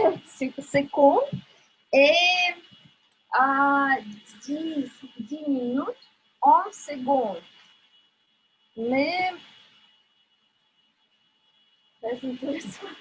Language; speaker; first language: French; non-native, fluent; Russian